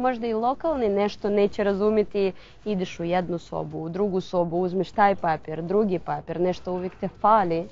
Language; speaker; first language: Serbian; non-native, fluent; Russian